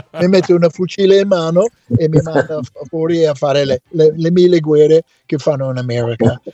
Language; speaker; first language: Italian; non-native, fluent; English